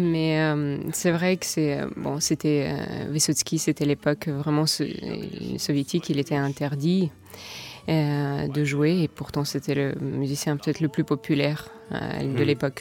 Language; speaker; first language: French; non-native, fluent; Russian